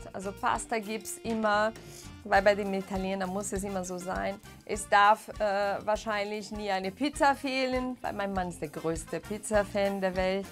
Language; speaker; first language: German; non-native, fluent; Portuguese